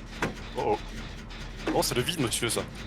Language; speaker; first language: French; native; French